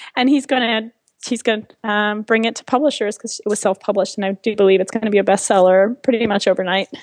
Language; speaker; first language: English; non-native, fluent; French